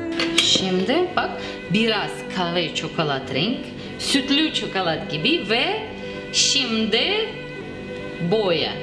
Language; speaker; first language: Turkish; non-native, learner; Russian